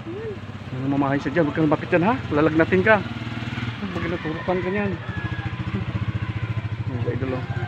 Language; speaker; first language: Filipino; native; Filipino